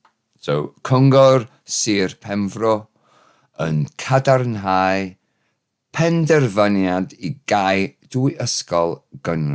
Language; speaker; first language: Welsh; non-native, learner; English